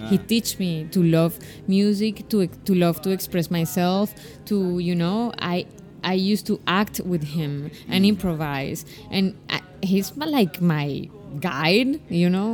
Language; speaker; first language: English; non-native, fluent; Spanish